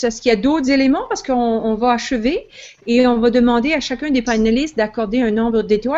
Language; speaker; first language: French; native; French